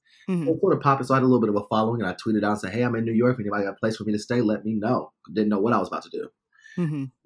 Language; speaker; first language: English; native; English